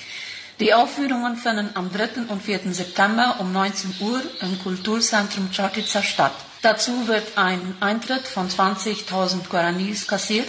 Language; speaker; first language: German; non-native, local second language; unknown